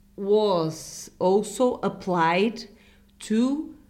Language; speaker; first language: English; non-native, fluent; Portuguese